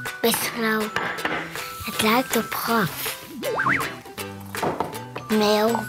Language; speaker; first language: Dutch; early bilingual, other home language; Hebrew